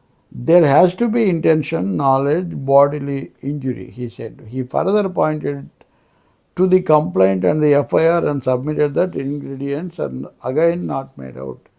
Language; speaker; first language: English; non-native, local second language; Telugu